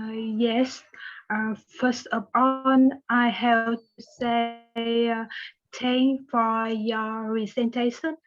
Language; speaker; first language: English; non-native, learner; Vietnamese